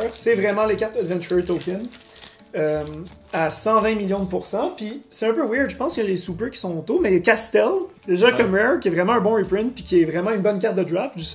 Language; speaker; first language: French; native; French